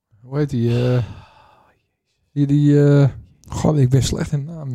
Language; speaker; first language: Dutch; native; Dutch